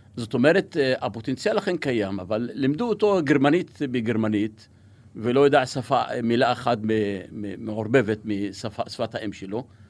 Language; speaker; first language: Hebrew; non-native, local second language; Arabic